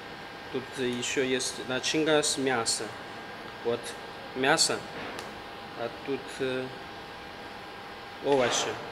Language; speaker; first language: Russian; non-native, learner; Chinese